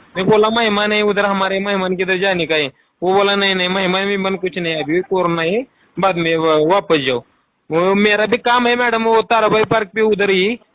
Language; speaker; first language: Hindi; non-native, local second language; Marathi